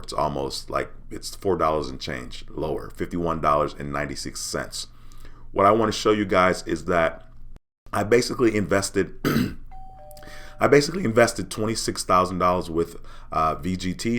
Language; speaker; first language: English; native; English